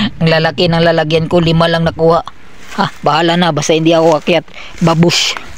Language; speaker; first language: Filipino; non-native, local second language; Cebuano